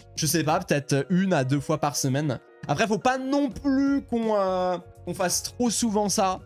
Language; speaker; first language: French; native; French